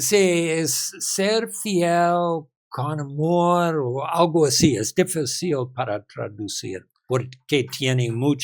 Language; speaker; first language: Spanish; non-native, learner; English